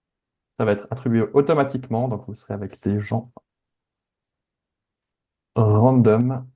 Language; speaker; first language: French; native; French